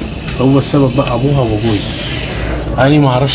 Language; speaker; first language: Arabic; native; Arabic